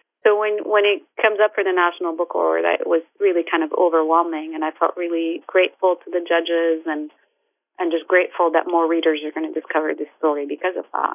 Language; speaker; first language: English; non-native, fluent; Arabic